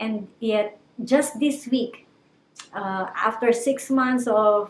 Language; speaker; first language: English; non-native, local second language; Filipino